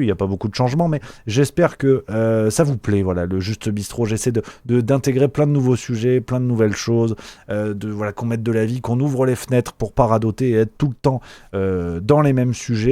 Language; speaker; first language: French; native; French